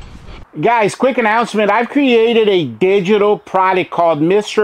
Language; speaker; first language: English; native; English